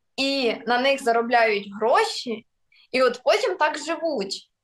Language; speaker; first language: Ukrainian; non-native, local second language; Russian